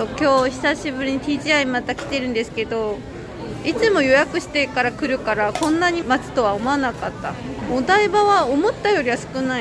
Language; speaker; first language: Japanese; non-native, fluent; Korean